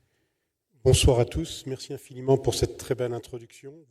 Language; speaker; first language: French; native; French